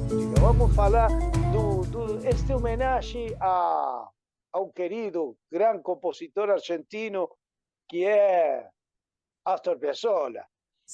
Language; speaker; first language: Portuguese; non-native, learner; Spanish